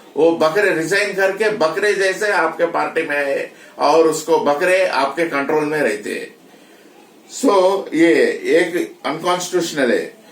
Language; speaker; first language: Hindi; non-native, local second language; Telugu